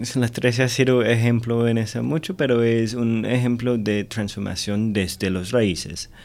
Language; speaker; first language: Spanish; non-native, fluent; English